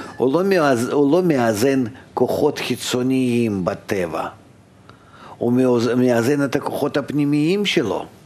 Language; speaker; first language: Hebrew; non-native, fluent; Russian